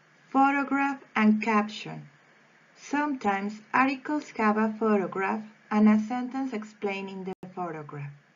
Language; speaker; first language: English; non-native, fluent; Spanish